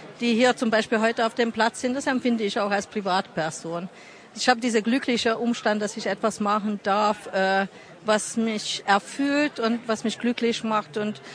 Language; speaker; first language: German; non-native, fluent; Hungarian